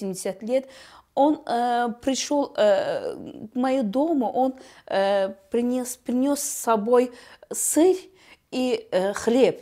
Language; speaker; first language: Russian; non-native, learner; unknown